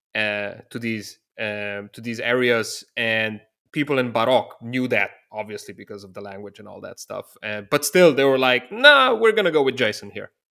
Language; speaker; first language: English; non-native, fluent; Slovenian